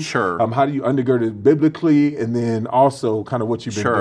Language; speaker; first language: English; native; English